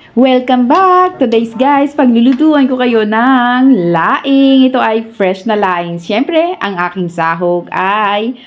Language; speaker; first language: Filipino; non-native, local second language; Bikol